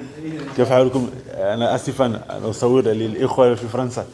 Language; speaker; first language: Arabic; non-native, learner; French